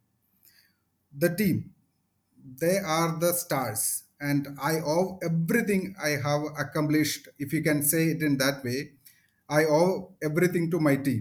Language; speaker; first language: English; non-native, local second language; Malayalam